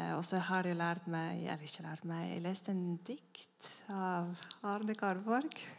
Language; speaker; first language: Norwegian; non-native, fluent; Estonian